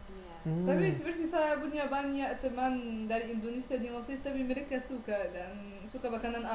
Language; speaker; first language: Indonesian; non-native, learner; Arabic